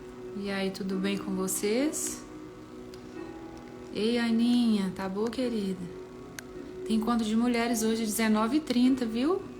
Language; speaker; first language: Portuguese; native; Portuguese